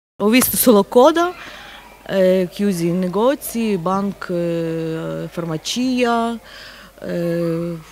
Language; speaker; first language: Italian; non-native, learner; Ukrainian